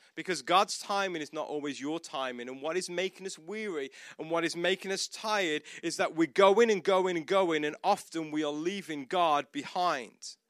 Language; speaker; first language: English; native; English